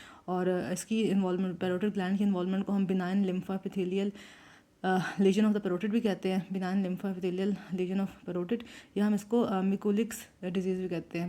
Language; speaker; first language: Hindi; native; Hindi